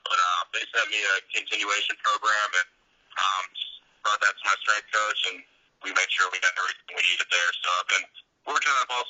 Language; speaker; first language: English; native; English